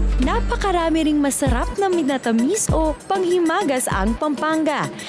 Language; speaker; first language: Filipino; native; Filipino